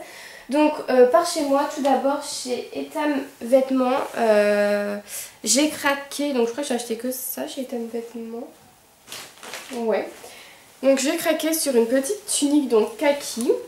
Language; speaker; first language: French; native; French